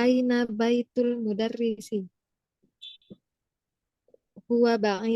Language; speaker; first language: Arabic; non-native, learner; Indonesian